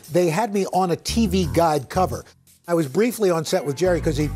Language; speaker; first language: English; native; English